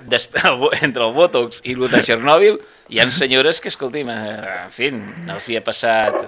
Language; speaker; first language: Catalan; native; Catalan